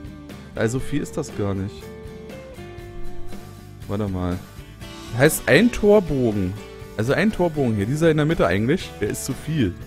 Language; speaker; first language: German; native; German